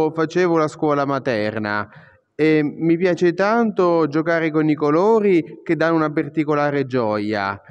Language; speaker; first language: Italian; native; Italian